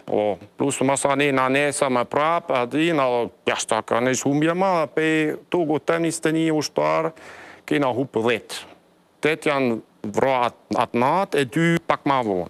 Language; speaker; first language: Albanian; non-native, fluent; German